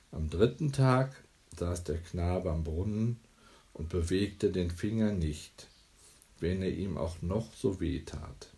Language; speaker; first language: German; native; German